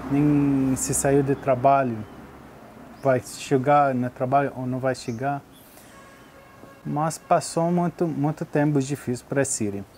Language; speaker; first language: Portuguese; non-native, learner; Arabic